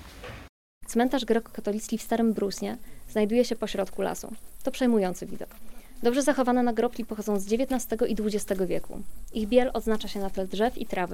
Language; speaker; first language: Polish; native; Polish